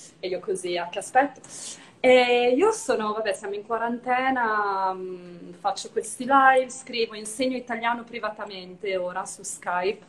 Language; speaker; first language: Italian; native; Italian